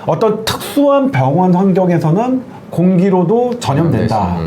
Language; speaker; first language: Korean; native; Korean